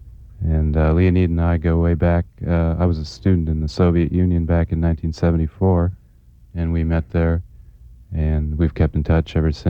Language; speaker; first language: English; non-native, fluent; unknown